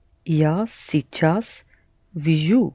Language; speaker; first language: Russian; non-native, learner; English